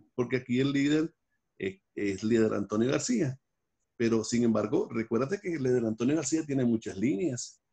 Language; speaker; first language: Spanish; native; Spanish